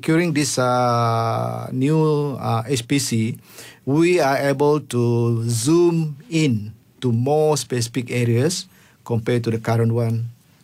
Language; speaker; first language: English; non-native, local second language; Malay